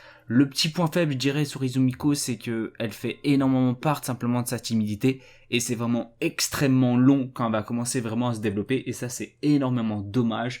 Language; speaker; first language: French; native; French